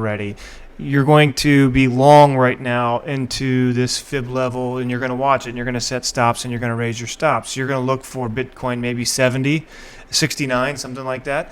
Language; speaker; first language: English; native; English